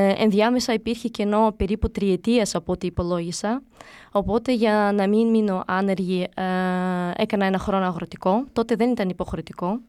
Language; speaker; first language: Greek; early bilingual, other home language; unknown